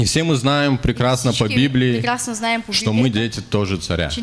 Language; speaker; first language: Russian; native; Russian